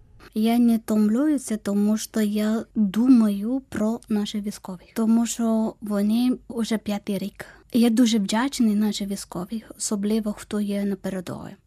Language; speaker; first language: Ukrainian; non-native, learner; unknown